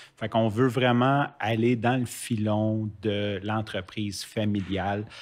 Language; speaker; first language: French; native; French